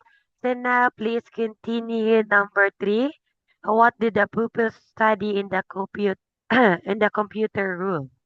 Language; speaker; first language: English; non-native, fluent; Filipino